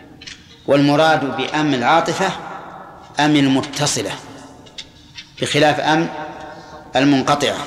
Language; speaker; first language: Arabic; native; Arabic